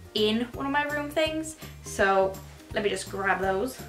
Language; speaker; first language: English; native; English